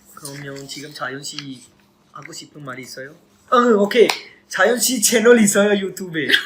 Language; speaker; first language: Korean; non-native, fluent; Urdu